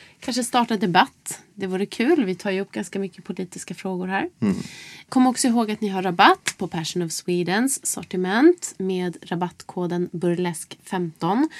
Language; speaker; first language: Swedish; native; Swedish